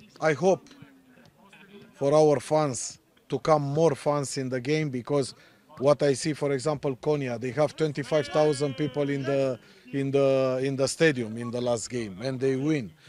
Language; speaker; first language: English; non-native, learner; Romanian